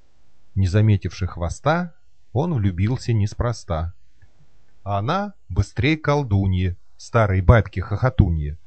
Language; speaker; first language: Russian; native; Russian